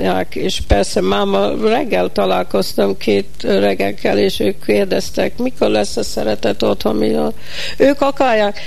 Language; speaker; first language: Hungarian; early bilingual, heritage; Hungarian